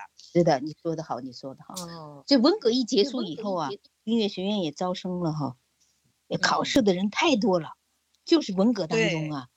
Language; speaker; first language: Chinese; native; Chinese